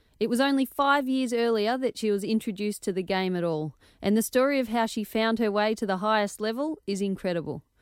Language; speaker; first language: English; native; English